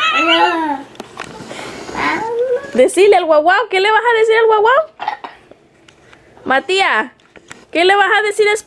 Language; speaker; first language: Spanish; early bilingual, heritage; Spanish